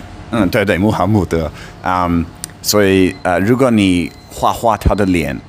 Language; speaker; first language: Chinese; non-native, fluent; English